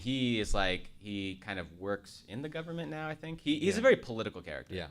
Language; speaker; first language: English; native; English